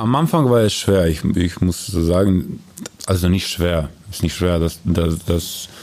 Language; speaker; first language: German; non-native, learner; Croatian